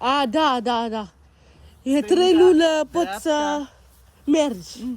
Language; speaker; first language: Romanian; non-native, learner; French